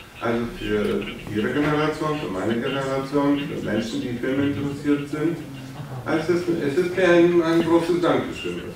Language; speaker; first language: German; non-native, fluent; Bulgarian